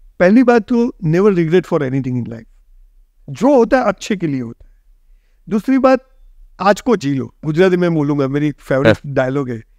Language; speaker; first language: Hindi; non-native, local second language; Gujarati